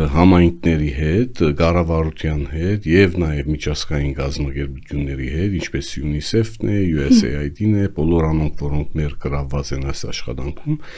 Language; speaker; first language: Armenian; native; Armenian